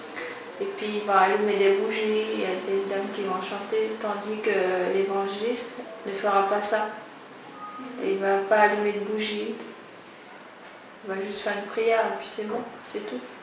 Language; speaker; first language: French; non-native, local second language; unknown